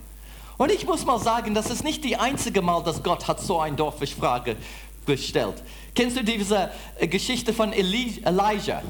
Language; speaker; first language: German; non-native, fluent; English